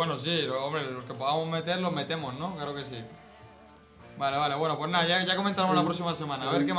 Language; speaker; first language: Spanish; native; Spanish